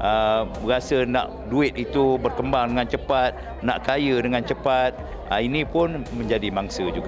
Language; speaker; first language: Malay; native; Malay